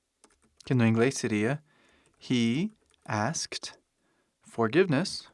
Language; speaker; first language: Portuguese; non-native, fluent; English